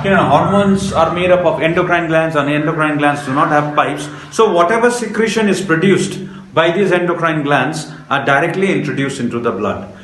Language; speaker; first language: English; non-native, local second language; Nepali